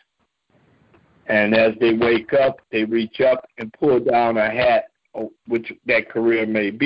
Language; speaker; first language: English; native; English